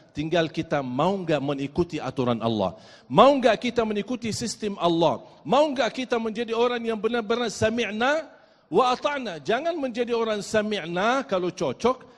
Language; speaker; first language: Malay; non-native, fluent; Arabic